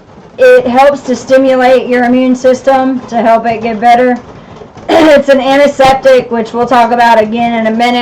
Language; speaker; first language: English; native; English